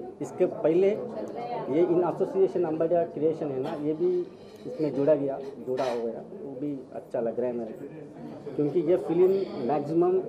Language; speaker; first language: Hindi; non-native, local second language; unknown